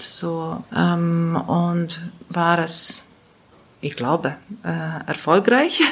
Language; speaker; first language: German; non-native, learner; Latvian